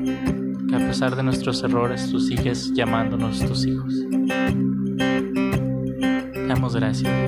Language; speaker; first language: Spanish; native; Spanish